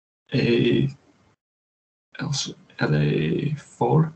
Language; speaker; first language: French; non-native, learner; English